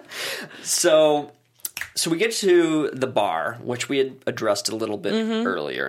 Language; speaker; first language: English; native; English